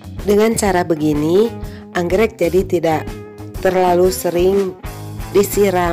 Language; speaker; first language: Indonesian; native; Indonesian